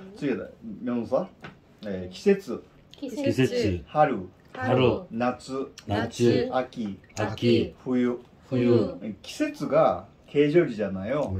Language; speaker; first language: Japanese; non-native, learner; Korean